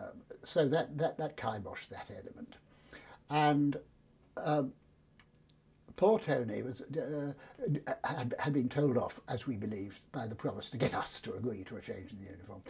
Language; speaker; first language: English; native; English